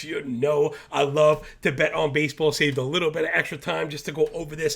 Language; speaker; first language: English; native; English